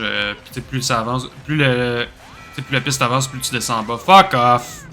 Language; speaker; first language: French; native; French